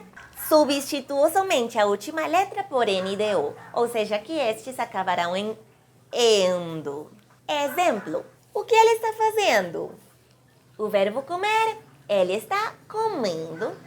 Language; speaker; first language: Portuguese; non-native, fluent; Spanish